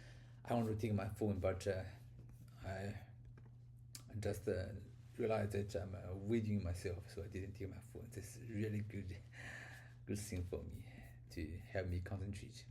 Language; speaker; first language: English; non-native, learner; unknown